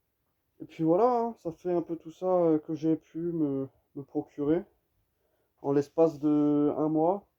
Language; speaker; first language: French; native; French